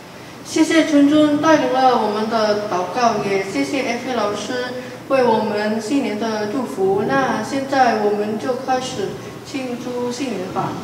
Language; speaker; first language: Chinese; non-native, learner; Indonesian